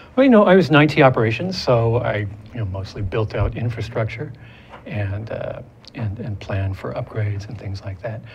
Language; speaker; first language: English; native; English